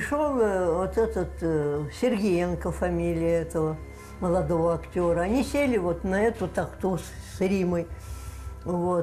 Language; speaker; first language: Russian; native; Russian